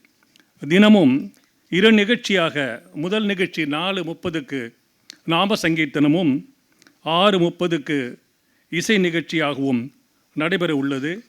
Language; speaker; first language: Tamil; native; Tamil